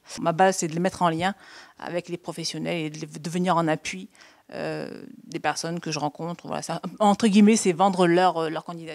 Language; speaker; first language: French; native; French